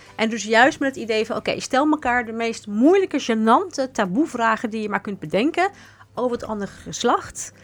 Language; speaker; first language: Dutch; native; Dutch